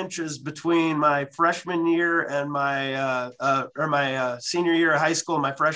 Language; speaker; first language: English; native; English